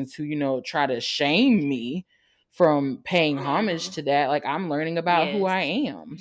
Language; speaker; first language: English; native; English